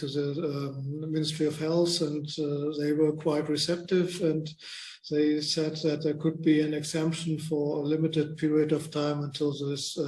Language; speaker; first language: English; non-native, fluent; German